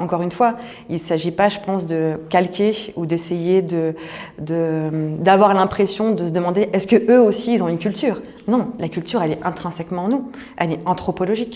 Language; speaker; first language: French; native; French